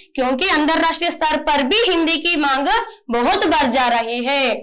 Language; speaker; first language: Hindi; non-native, local second language; Telugu